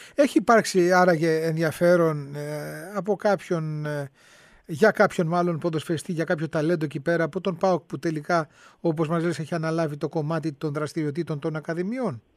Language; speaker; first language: Greek; native; Greek